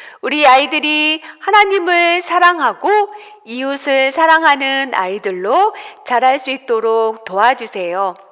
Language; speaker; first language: Korean; native; Korean